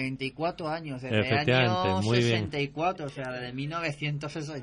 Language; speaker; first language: Spanish; native; Spanish